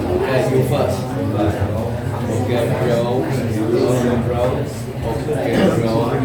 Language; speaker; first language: English; non-native, learner; Vietnamese